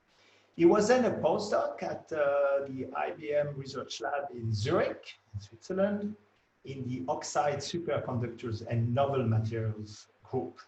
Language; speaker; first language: English; non-native, fluent; French